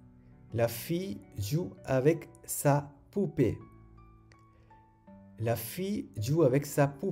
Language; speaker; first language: French; non-native, fluent; Sinhala